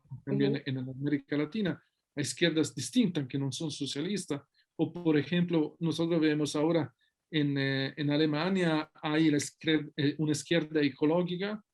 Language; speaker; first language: Spanish; non-native, fluent; Italian